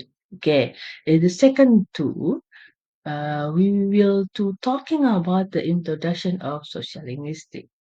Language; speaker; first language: English; non-native, learner; Indonesian